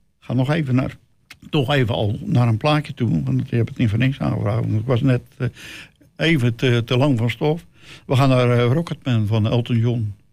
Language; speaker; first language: Dutch; native; Dutch